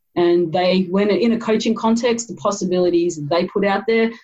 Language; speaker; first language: English; native; English